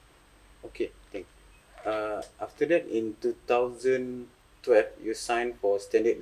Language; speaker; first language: English; non-native, local second language; Malay